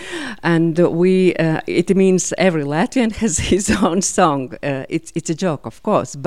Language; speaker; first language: English; non-native, fluent; Latvian